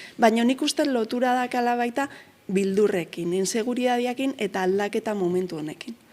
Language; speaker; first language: Basque; native; Basque